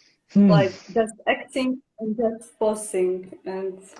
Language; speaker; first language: English; non-native, learner; Russian